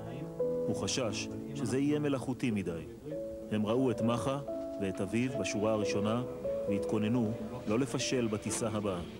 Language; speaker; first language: Hebrew; native; Hebrew